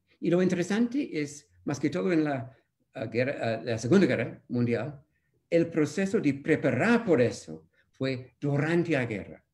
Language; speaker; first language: Spanish; non-native, fluent; English